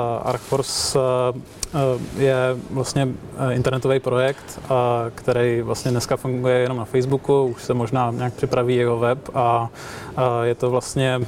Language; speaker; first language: Czech; native; Czech